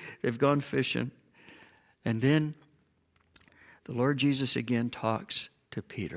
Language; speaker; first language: English; native; English